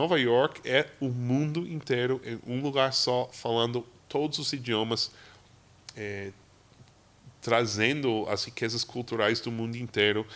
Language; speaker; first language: Portuguese; non-native, fluent; English